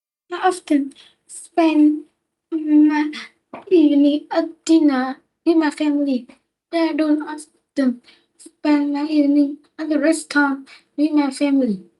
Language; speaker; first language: English; non-native, learner; Vietnamese